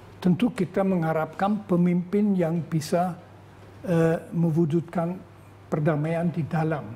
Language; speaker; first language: Indonesian; non-native, fluent; German